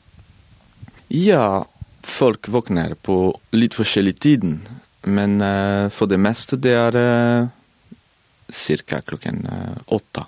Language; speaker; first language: Norwegian; non-native, fluent; French